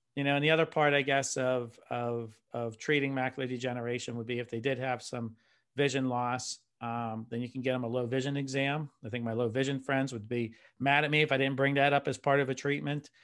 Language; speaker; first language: English; native; English